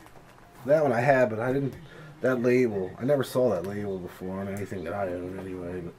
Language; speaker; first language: English; native; English